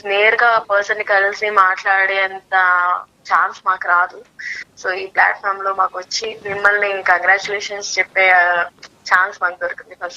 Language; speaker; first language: Telugu; native; Telugu